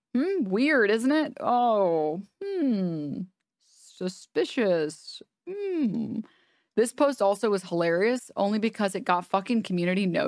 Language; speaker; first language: English; native; English